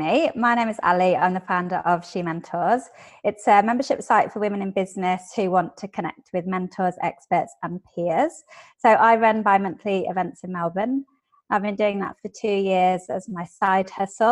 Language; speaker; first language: English; native; English